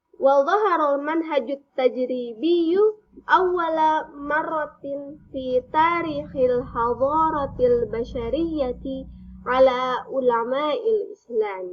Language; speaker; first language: Arabic; non-native, fluent; Indonesian